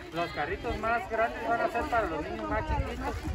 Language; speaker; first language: Spanish; native; Spanish